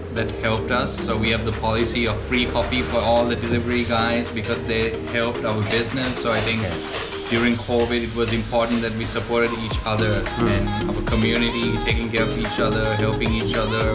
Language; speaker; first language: English; non-native, local second language; Sinhala